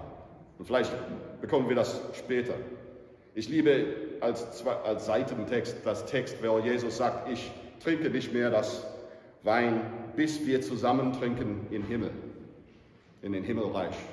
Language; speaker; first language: German; non-native, fluent; English